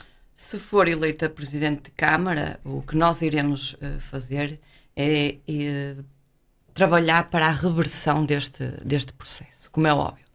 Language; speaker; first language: Portuguese; native; Portuguese